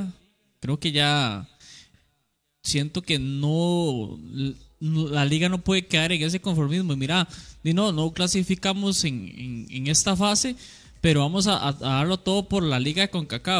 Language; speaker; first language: Spanish; native; Spanish